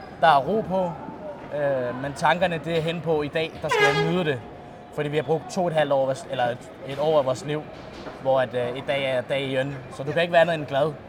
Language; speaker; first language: Danish; native; Danish